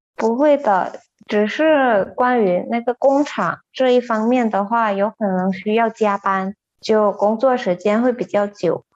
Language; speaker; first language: Chinese; non-native, fluent; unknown